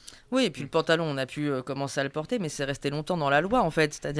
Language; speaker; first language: French; native; French